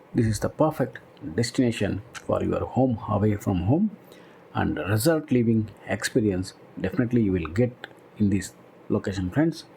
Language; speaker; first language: English; non-native, local second language; Kannada